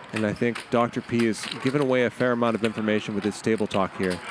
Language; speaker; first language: English; native; English